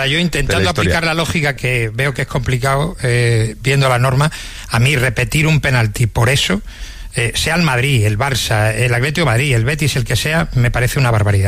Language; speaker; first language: Spanish; native; Spanish